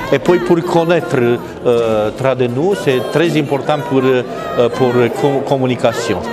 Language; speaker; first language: French; non-native, learner; Romanian